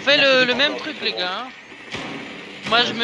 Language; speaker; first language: French; native; French